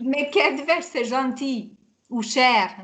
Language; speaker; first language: French; non-native, fluent; Hungarian